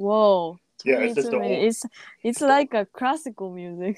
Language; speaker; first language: English; non-native, learner; Japanese